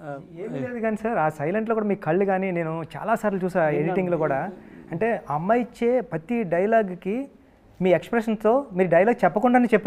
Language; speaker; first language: Telugu; native; Telugu